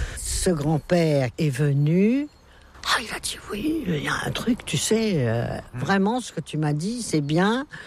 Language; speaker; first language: French; native; French